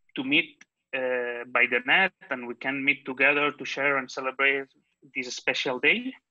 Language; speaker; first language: English; non-native, fluent; Catalan